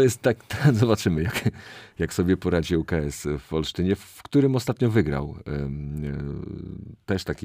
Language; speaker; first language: Polish; native; Polish